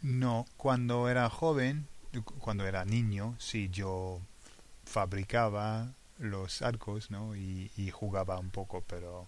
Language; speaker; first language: Spanish; non-native, fluent; English